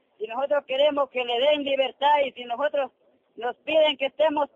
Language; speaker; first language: Spanish; native; Spanish